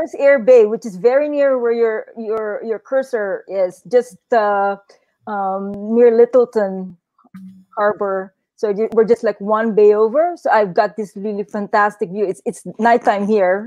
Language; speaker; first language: English; non-native, local second language; Filipino